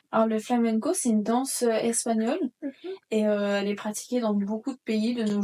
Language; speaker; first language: French; native; French